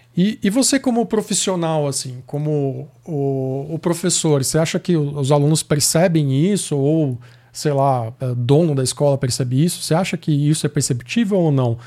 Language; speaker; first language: Portuguese; native; Portuguese